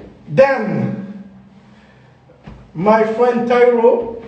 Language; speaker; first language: English; non-native, learner; French